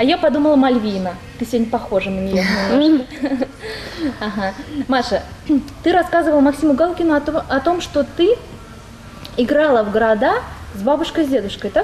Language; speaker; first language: Russian; native; Russian